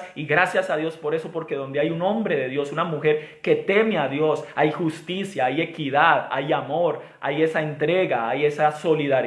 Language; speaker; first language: Spanish; native; Spanish